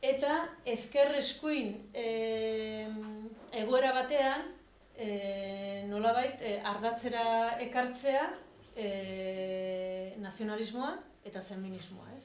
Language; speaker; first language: Basque; native; Basque